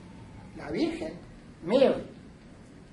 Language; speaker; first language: Spanish; native; Spanish